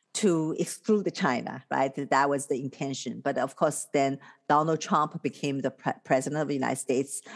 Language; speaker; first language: English; non-native, fluent; Chinese